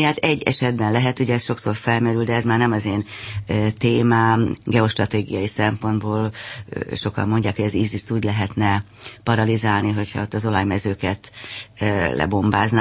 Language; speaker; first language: Hungarian; native; Hungarian